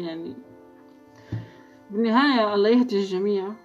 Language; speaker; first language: Arabic; native; Arabic